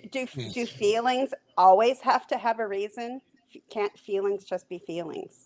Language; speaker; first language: English; native; English